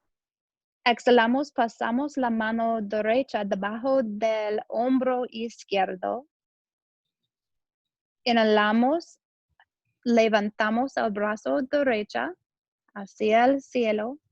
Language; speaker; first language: Spanish; non-native, learner; English